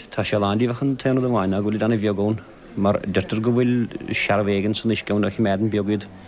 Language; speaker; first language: Irish; native; Irish